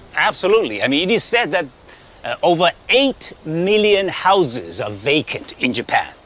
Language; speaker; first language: English; non-native, fluent; Japanese